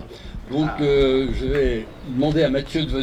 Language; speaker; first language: French; native; French